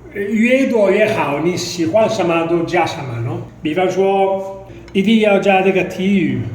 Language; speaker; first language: Chinese; non-native, fluent; Italian